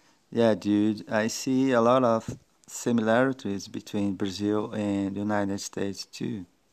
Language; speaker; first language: English; non-native, fluent; Portuguese